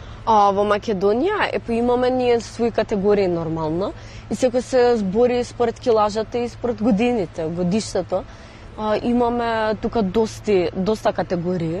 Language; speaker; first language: Macedonian; non-native, local second language; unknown